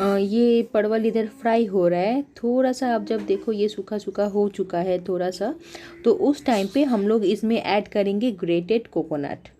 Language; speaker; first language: Hindi; non-native, local second language; Bangla